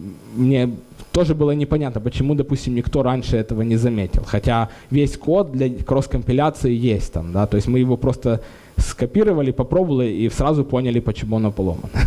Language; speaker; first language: Russian; native; Russian